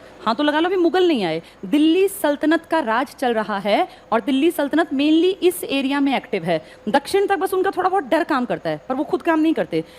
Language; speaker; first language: Hindi; native; Hindi